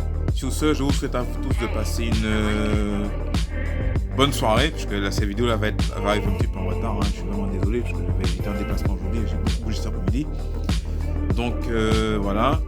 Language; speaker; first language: French; native; French